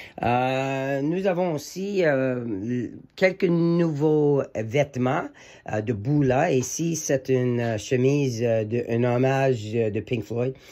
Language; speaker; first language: French; non-native, learner; English